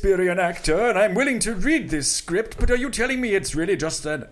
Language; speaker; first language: English; native; English